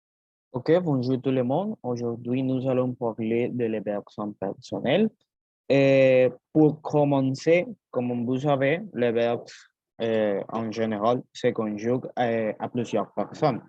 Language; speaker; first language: French; non-native, learner; Spanish